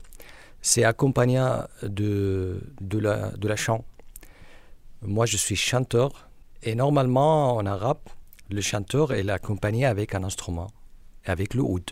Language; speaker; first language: French; non-native, learner; Arabic